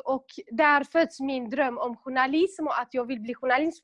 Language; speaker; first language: Swedish; non-native, local second language; Kurdish